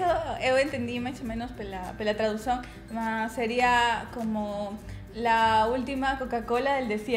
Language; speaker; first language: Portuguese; non-native, learner; Spanish